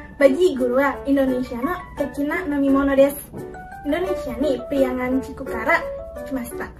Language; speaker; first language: Japanese; non-native, learner; Indonesian